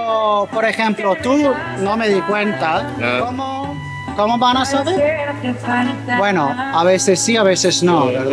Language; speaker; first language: Spanish; non-native, learner; English